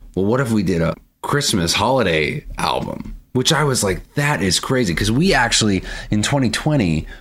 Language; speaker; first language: English; native; English